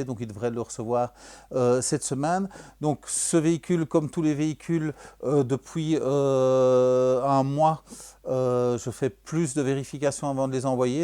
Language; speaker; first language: French; native; French